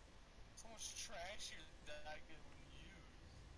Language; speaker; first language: English; native; English